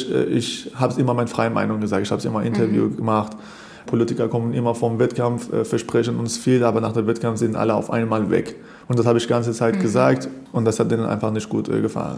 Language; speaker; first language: German; non-native, fluent; Persian